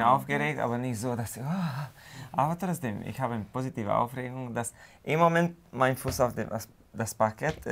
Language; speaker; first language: German; non-native, fluent; Hungarian